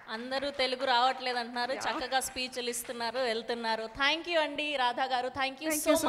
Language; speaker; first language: Telugu; native; Telugu